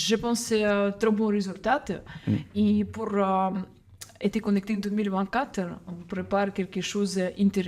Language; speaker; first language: French; non-native, learner; Ukrainian